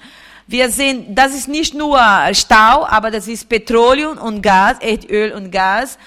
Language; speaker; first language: German; non-native, fluent; Portuguese